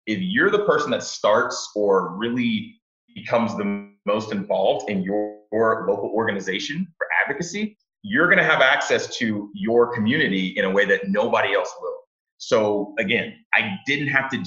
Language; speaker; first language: English; native; English